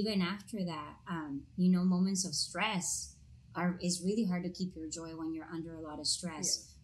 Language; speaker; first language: English; non-native, fluent; Spanish